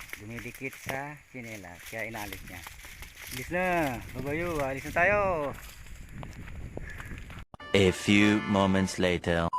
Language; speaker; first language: Filipino; non-native, local second language; Bikol